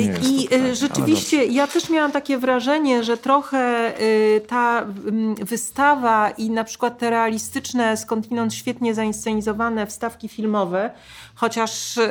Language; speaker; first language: Polish; native; Polish